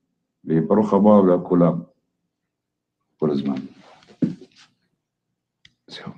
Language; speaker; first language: Hebrew; non-native, local second language; Arabic